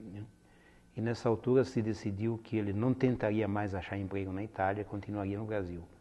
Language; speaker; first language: Portuguese; non-native, fluent; Italian